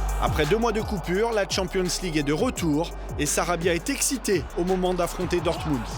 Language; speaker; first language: French; native; French